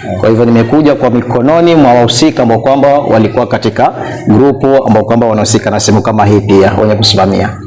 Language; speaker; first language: Swahili; native; Swahili